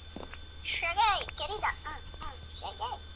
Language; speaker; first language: Portuguese; native; Portuguese